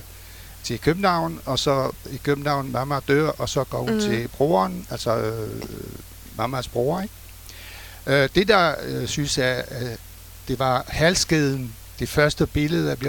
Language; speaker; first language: Danish; non-native, fluent; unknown